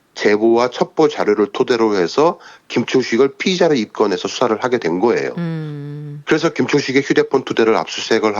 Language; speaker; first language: Korean; native; Korean